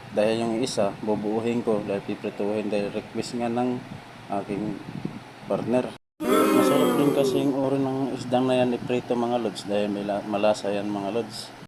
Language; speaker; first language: Filipino; non-native, local second language; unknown